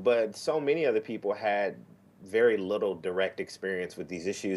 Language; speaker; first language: English; native; English